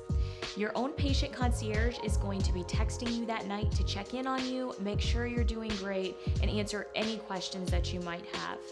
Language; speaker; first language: English; native; English